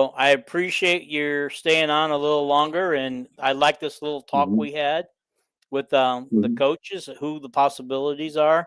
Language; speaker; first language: English; native; English